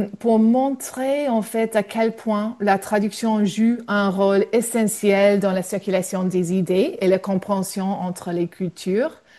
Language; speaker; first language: French; non-native, fluent; English